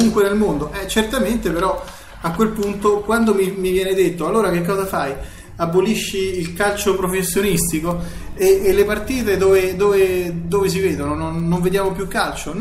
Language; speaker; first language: Italian; native; Italian